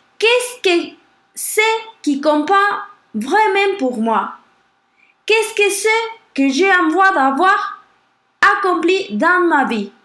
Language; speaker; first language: French; non-native, learner; Spanish